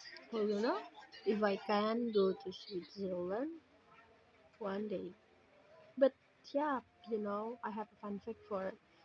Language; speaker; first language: English; non-native, learner; Indonesian